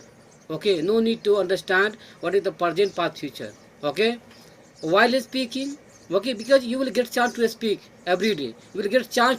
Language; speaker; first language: English; non-native, learner; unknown